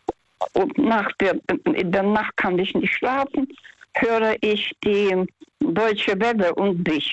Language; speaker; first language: German; non-native, fluent; Russian